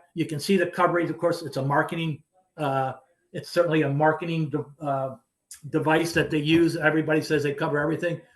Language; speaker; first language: English; native; English